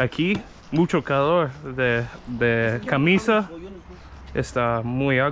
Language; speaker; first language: Spanish; non-native, learner; English